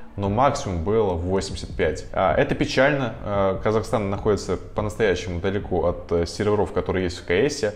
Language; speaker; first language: Russian; native; Russian